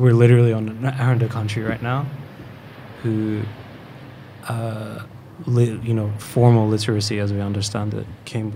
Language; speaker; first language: English; non-native, fluent; Persian